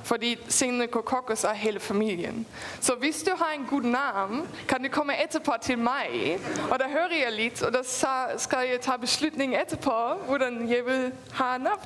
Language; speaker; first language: Norwegian; non-native, fluent; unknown